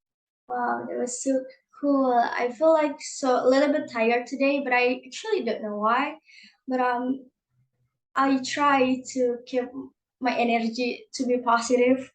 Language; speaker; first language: English; non-native, learner; Indonesian